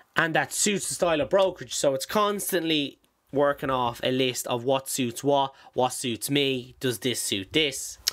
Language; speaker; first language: English; native; English